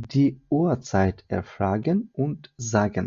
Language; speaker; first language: German; non-native, fluent; Ukrainian